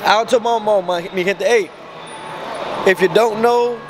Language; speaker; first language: English; early bilingual, other home language; Spanish